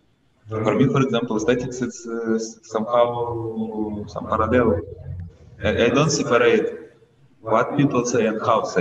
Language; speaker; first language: English; non-native, learner; Russian